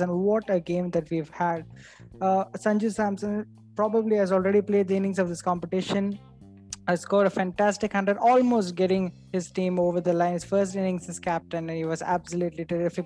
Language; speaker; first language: English; non-native, local second language; Tamil